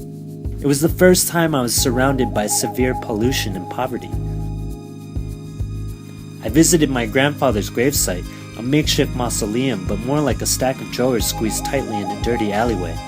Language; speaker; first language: English; early bilingual, other home language; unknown